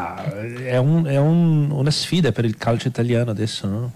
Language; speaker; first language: Italian; non-native, fluent; Portuguese